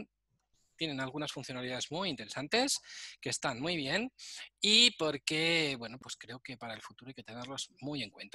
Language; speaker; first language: Spanish; native; Spanish